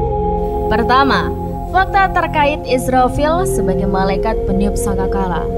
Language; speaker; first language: Indonesian; native; Indonesian